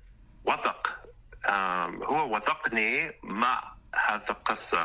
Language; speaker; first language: Arabic; non-native, learner; English